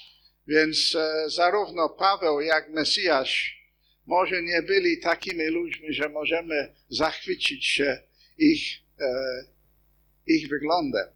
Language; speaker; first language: Polish; non-native, fluent; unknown